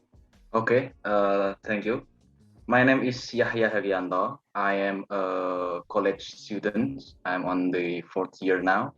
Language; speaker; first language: English; non-native, learner; Indonesian